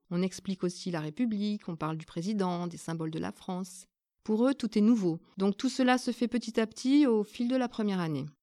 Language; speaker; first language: French; native; French